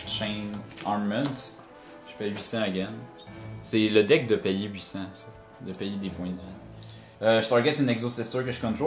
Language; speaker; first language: French; native; French